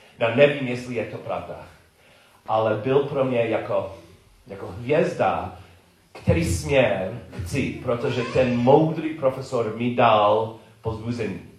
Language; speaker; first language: Czech; non-native, learner; English